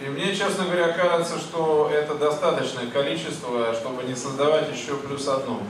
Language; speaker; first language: Russian; native; Russian